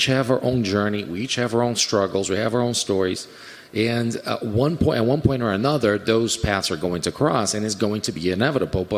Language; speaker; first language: English; non-native, fluent; Portuguese